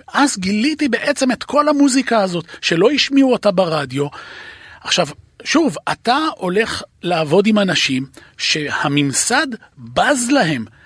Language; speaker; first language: Hebrew; native; Hebrew